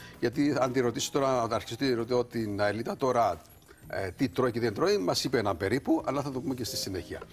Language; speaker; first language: Greek; native; Greek